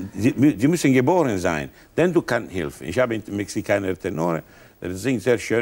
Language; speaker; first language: German; non-native, learner; Italian